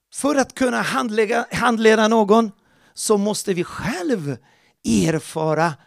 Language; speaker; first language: Swedish; non-native, fluent; Portuguese